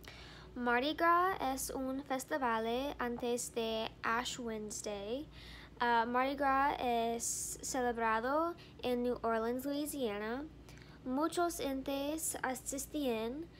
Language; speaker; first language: Spanish; non-native, learner; English